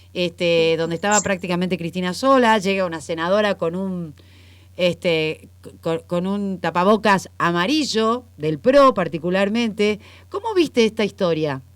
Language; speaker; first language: Spanish; native; Spanish